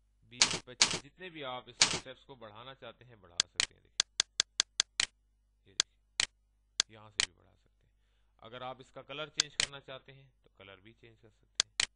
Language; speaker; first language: Urdu; native; Urdu